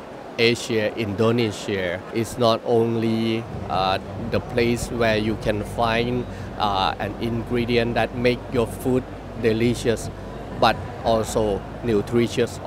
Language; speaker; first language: English; non-native, learner; Thai